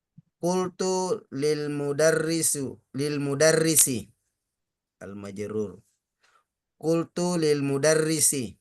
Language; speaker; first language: Arabic; non-native, learner; Indonesian